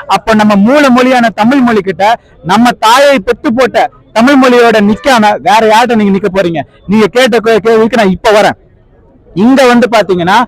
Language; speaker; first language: Tamil; non-native, local second language; Telugu